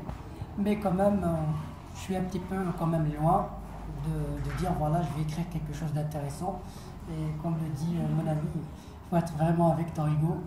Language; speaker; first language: French; non-native, local second language; Arabic